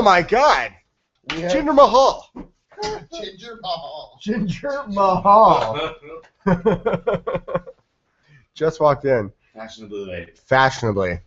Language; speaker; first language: English; native; English